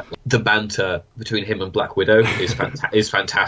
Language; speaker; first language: English; native; English